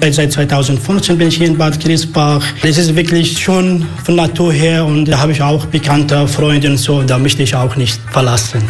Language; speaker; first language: German; non-native, learner; Arabic